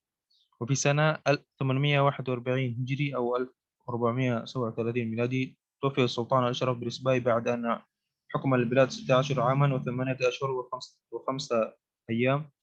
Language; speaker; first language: Arabic; non-native, learner; Indonesian